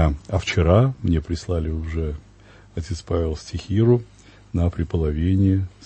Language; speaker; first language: Russian; native; Russian